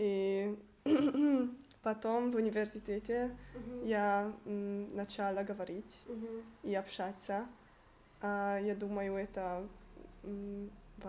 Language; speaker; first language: Russian; non-native, learner; Hungarian